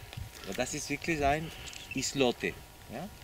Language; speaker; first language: German; non-native, learner; Spanish